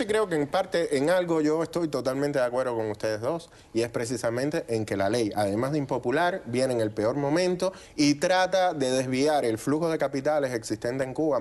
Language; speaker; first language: Spanish; native; Spanish